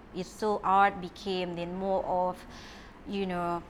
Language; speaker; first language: English; non-native, fluent; Thai